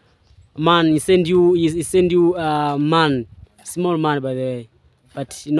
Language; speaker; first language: English; non-native, learner; Swahili